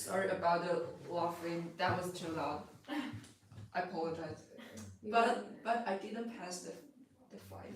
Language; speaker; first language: English; non-native, fluent; Chinese